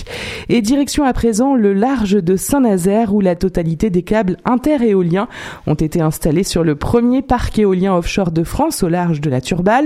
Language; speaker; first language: French; native; French